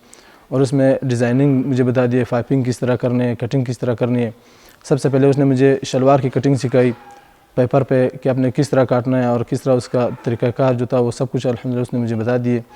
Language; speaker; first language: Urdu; non-native, local second language; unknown